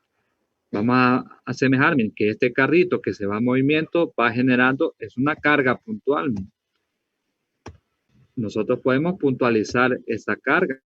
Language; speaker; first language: Spanish; native; Spanish